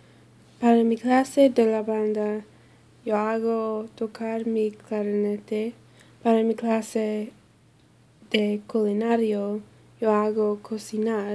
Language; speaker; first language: Spanish; non-native, learner; English